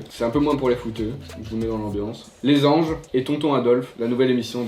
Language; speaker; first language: French; native; French